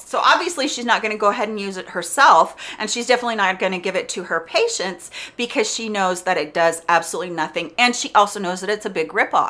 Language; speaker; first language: English; native; English